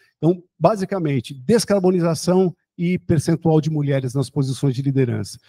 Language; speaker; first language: Portuguese; early bilingual, other home language; German